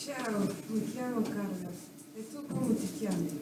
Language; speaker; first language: Italian; non-native, learner; Spanish